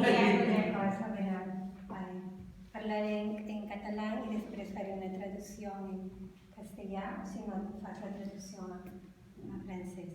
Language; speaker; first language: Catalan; non-native, fluent; Spanish